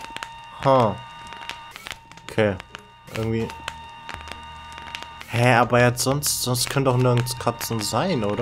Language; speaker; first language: German; native; German